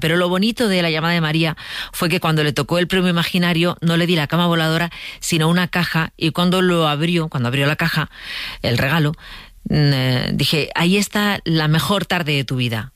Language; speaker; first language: Spanish; native; Spanish